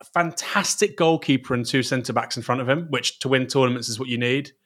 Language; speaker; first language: English; native; English